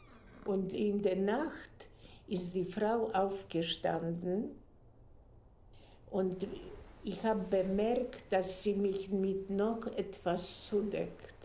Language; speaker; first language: German; non-native, fluent; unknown